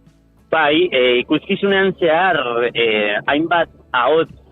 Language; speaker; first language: Basque; non-native, local second language; Spanish